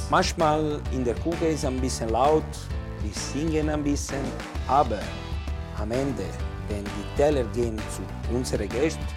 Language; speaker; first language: German; non-native, learner; Italian